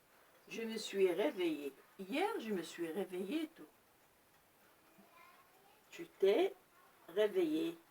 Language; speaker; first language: French; non-native, local second language; Arabic